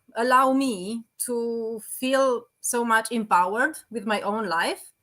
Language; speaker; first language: English; non-native, fluent; Romanian